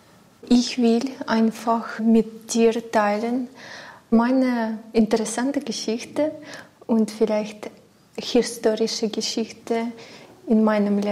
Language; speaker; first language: German; non-native, learner; Ukrainian